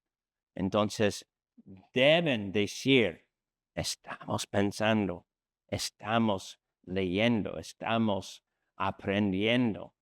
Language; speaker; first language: Spanish; non-native, fluent; English